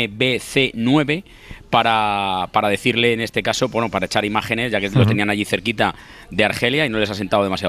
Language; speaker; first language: Spanish; native; Spanish